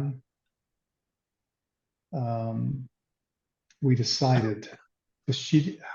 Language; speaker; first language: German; non-native, learner; English